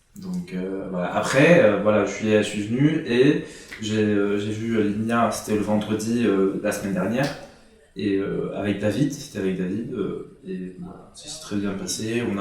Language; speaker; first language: French; non-native, local second language; Arabic